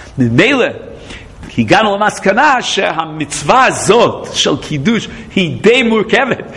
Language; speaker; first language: Hebrew; non-native, fluent; English